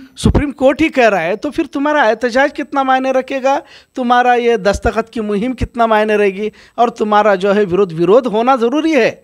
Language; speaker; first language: Hindi; non-native, local second language; Urdu